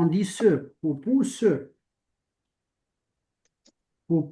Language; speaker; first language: French; non-native, local second language; Arabic